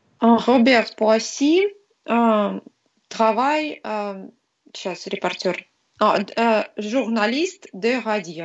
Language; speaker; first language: French; non-native, learner; Russian